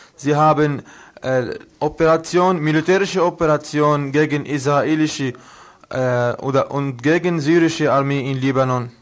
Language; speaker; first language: German; non-native, learner; Arabic